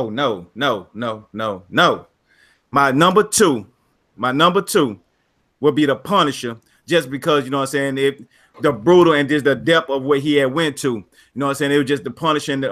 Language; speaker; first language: English; native; English